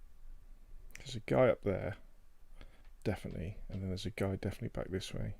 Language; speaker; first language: English; native; English